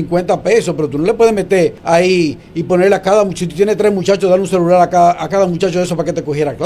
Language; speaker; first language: Spanish; native; Spanish